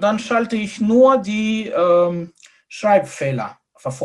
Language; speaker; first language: German; non-native, fluent; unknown